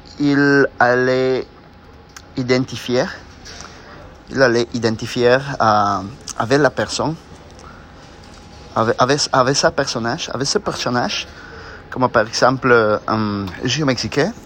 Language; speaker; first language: French; non-native, learner; Spanish